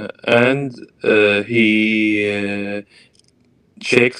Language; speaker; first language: English; non-native, learner; Arabic